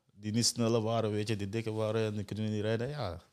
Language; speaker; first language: Dutch; non-native, fluent; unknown